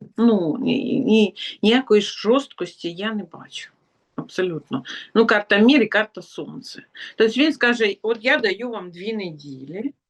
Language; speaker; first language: Ukrainian; non-native, local second language; Russian